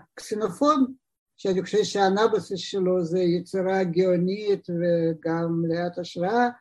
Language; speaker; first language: Hebrew; non-native, fluent; Russian